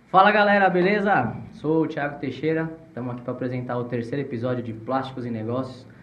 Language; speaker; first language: Portuguese; native; Portuguese